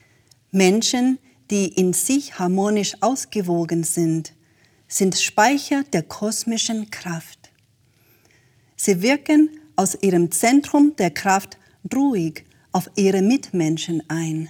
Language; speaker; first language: German; native; German